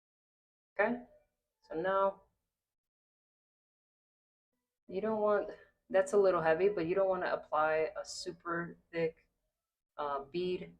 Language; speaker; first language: English; native; English